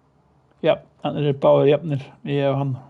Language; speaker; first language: Icelandic; non-native, learner; Norwegian